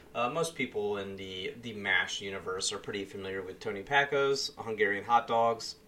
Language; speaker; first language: English; native; English